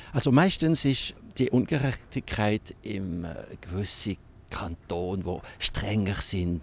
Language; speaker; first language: German; non-native, local second language; French